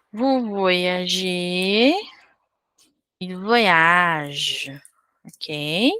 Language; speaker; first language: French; non-native, fluent; Portuguese